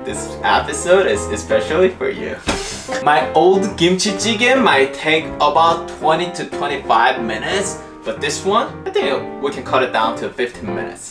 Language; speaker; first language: English; non-native, fluent; Korean